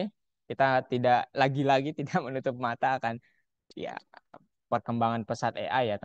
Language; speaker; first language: Indonesian; native; Indonesian